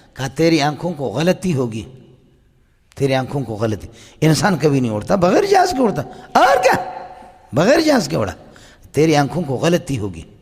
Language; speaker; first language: Urdu; non-native, local second language; Baluchi